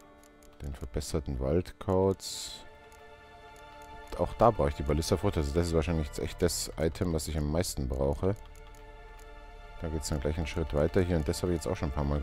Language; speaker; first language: German; native; German